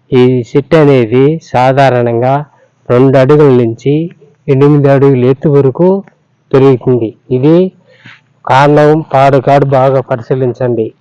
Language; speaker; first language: Telugu; non-native, local second language; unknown